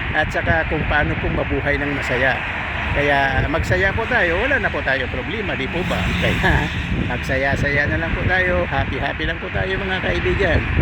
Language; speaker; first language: Filipino; non-native, local second language; Cebuano